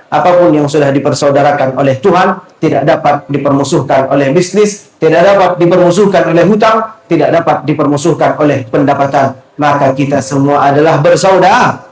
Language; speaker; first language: Malay; non-native, local second language; Achinese